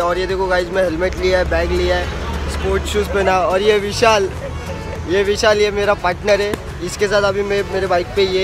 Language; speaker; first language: Hindi; non-native, local second language; Marathi